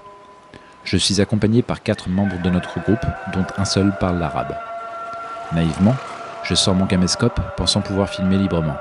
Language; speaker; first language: French; native; French